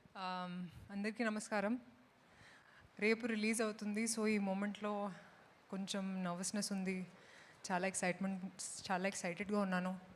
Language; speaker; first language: Telugu; non-native, local second language; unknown